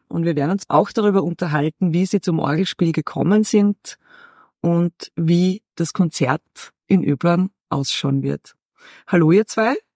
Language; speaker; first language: German; native; German